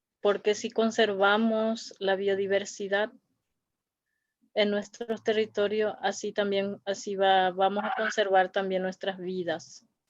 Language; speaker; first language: Spanish; non-native, local second language; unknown